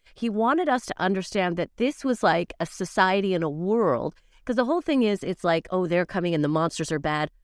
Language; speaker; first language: English; native; English